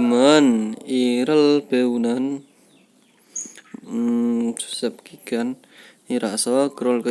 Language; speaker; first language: Korean; non-native, learner; Indonesian